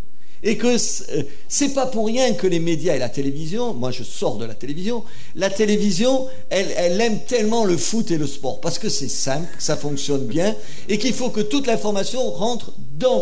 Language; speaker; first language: French; native; French